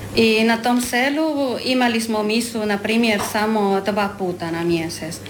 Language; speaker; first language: Croatian; non-native, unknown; Spanish